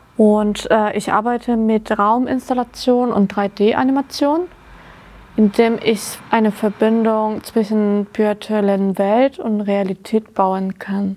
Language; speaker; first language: German; non-native, fluent; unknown